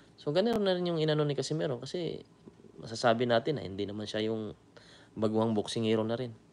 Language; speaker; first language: Filipino; native; Filipino